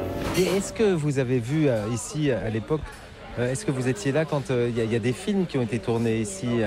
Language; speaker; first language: French; native; French